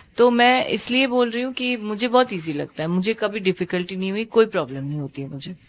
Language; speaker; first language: Hindi; non-native, local second language; Bangla